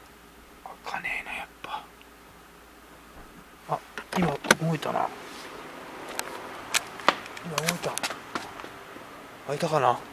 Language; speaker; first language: Japanese; native; Japanese